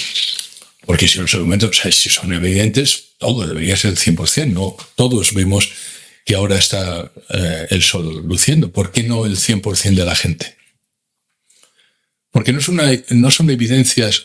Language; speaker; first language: Spanish; native; Spanish